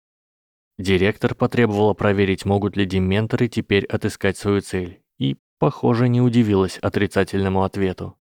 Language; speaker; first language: Russian; native; Russian